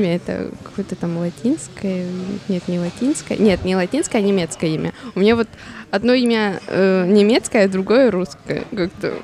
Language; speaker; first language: Russian; non-native, fluent; Spanish